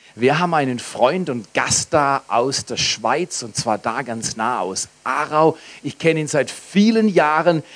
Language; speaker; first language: German; native; German